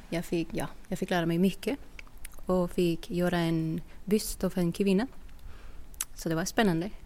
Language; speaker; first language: Swedish; non-native, fluent; Spanish